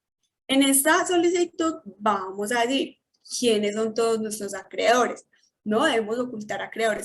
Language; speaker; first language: Spanish; native; Spanish